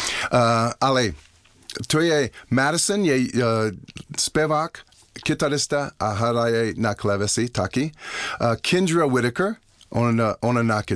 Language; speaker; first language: Czech; non-native, learner; English